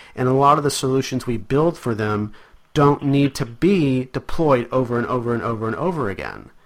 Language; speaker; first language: English; native; English